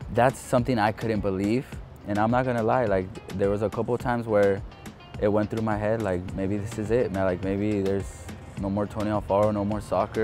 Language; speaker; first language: English; early bilingual, other home language; Spanish